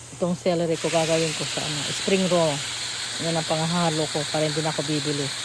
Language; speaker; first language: Filipino; non-native, local second language; Iloko